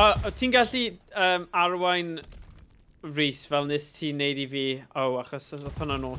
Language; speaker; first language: Welsh; native; Welsh